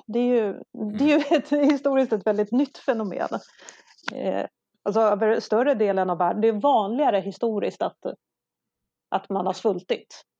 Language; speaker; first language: Swedish; non-native, local second language; Polish